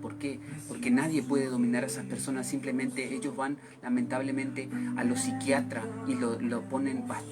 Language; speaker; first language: Spanish; native; Spanish